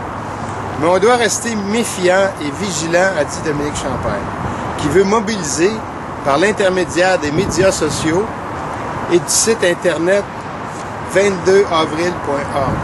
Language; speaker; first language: French; native; French